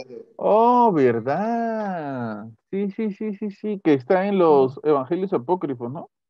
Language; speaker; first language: Spanish; native; Spanish